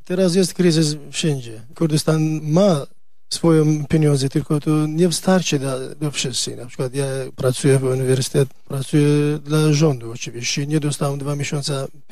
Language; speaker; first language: Polish; non-native, learner; Kurdish